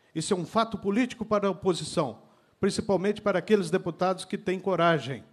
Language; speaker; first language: Portuguese; native; Portuguese